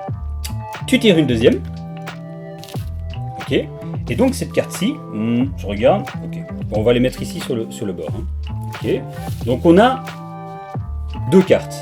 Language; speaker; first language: French; native; French